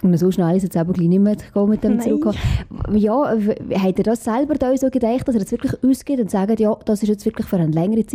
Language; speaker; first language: German; native; German